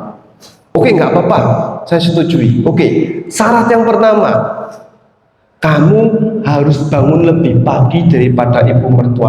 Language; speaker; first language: Indonesian; native; Indonesian